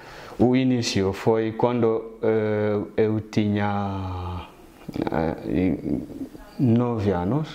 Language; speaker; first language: Portuguese; non-native, fluent; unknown